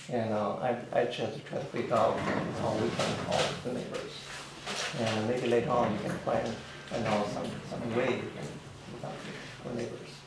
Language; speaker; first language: English; non-native, learner; Chinese